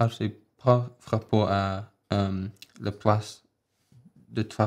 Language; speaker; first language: French; non-native, learner; English